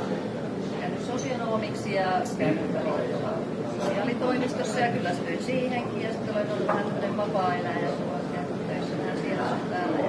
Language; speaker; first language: Finnish; native; Finnish